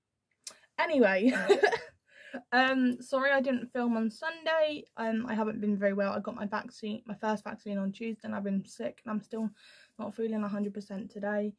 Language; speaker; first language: English; native; English